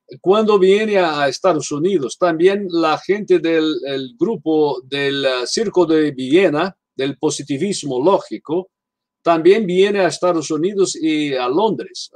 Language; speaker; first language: Spanish; non-native, fluent; Portuguese